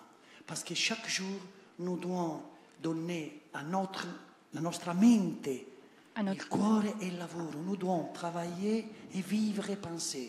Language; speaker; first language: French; non-native, learner; Italian